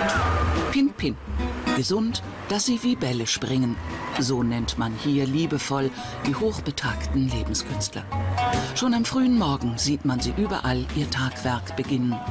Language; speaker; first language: German; native; German